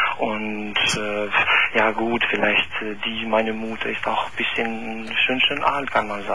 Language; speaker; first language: German; non-native, learner; Albanian